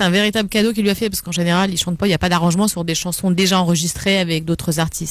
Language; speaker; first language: French; native; French